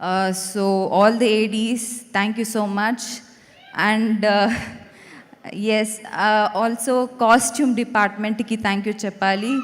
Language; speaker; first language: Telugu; non-native, local second language; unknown